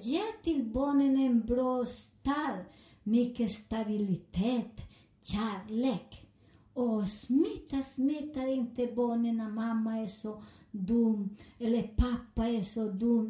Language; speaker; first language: Swedish; non-native, fluent; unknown